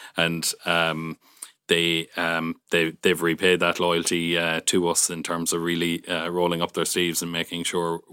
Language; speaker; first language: English; native; English